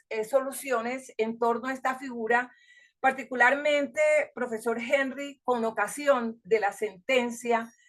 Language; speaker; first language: Spanish; native; Spanish